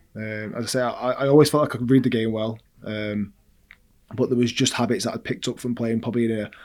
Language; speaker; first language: English; native; English